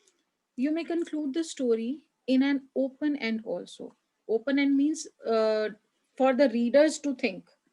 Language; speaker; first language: English; non-native, local second language; Hindi